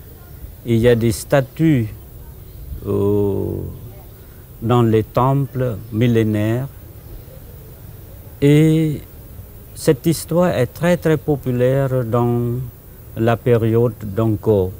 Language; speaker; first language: French; non-native, fluent; Khmer